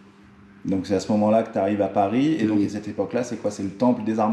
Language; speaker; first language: French; native; French